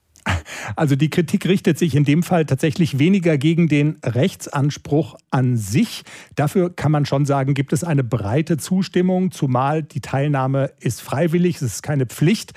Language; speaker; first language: German; native; German